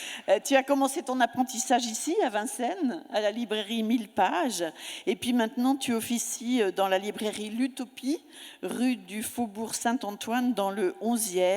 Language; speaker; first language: French; native; French